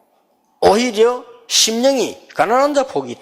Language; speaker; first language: Korean; native; Korean